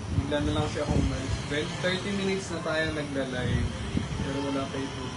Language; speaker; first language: Filipino; native; Filipino